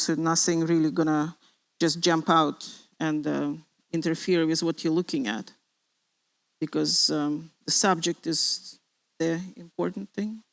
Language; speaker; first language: English; non-native, fluent; Russian